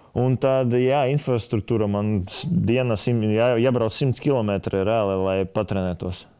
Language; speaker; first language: Latvian; native; Latvian